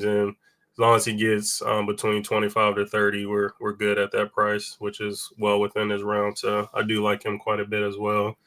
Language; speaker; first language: English; native; English